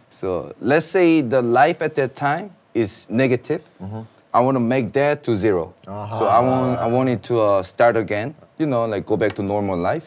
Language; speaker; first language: English; early bilingual, other home language; Korean